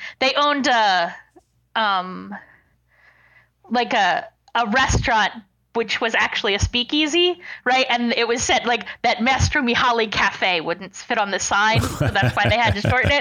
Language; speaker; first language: English; native; English